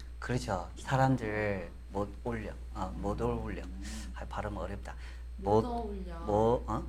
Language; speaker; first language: Korean; non-native, fluent; Chinese